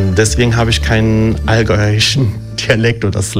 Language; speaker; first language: German; early bilingual, other home language; Italian